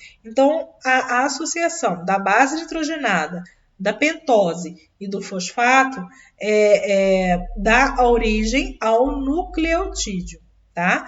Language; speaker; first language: Portuguese; native; Portuguese